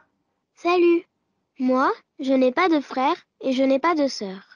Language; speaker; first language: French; non-native, learner; Arabic